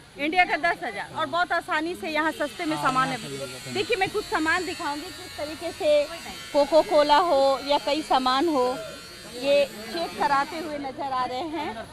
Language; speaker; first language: Hindi; native; Hindi